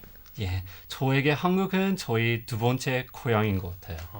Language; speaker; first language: Korean; non-native, fluent; English